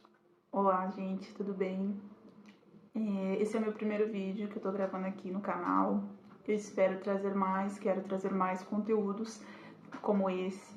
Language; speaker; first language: Portuguese; native; Portuguese